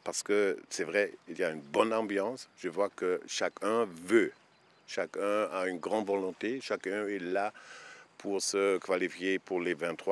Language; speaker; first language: French; non-native, fluent; German